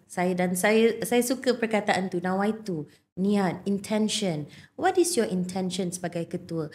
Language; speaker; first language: Malay; native; Malay